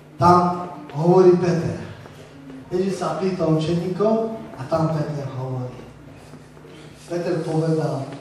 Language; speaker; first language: Slovak; non-native, local second language; Romany